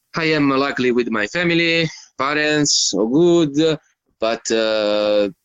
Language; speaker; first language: English; non-native, learner; Italian